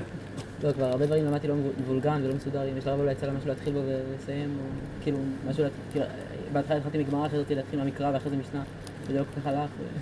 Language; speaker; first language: Hebrew; native; Hebrew